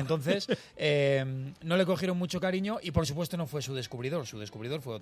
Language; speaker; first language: Spanish; native; Spanish